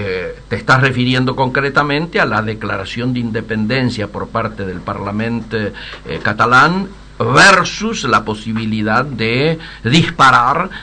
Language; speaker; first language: Spanish; native; Spanish